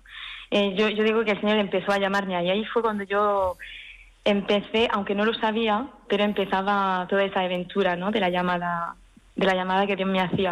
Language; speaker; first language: Spanish; early bilingual, heritage; French